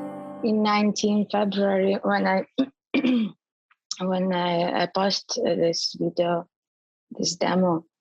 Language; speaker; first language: English; non-native, learner; Ukrainian